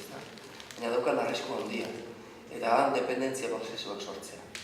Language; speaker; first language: Basque; native; Basque